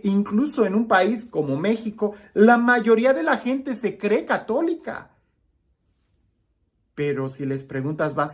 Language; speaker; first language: Spanish; native; Spanish